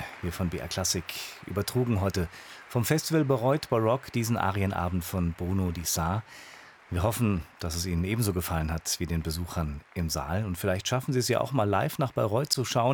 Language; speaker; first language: German; native; German